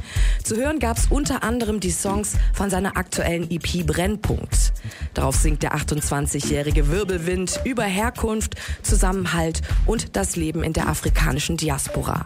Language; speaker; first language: German; native; German